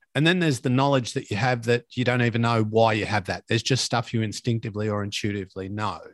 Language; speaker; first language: English; native; English